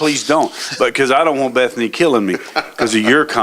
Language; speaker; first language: English; native; English